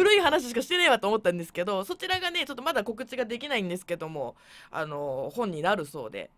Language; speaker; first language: Japanese; native; Japanese